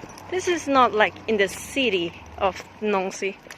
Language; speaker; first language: English; non-native, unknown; Thai